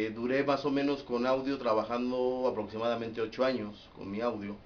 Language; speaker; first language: Spanish; native; Spanish